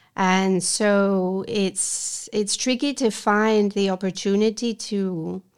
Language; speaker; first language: English; non-native, fluent; Spanish